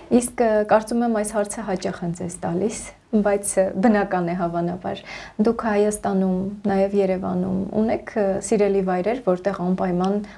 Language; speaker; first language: Armenian; native; Armenian